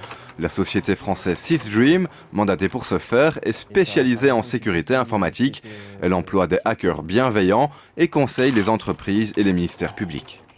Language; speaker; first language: French; native; French